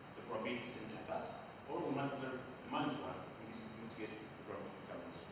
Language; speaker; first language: English; non-native, fluent; Greek